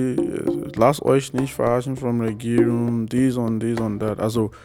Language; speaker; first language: German; non-native, learner; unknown